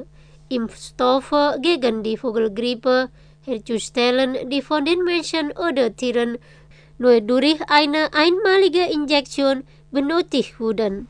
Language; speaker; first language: German; non-native, fluent; Indonesian